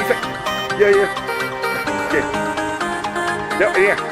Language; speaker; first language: English; non-native, learner; Thai